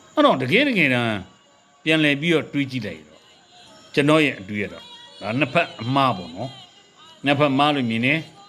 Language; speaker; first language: Burmese; native; Burmese